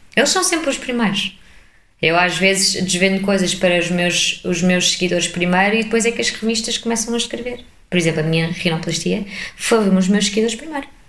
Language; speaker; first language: Portuguese; early bilingual, heritage; English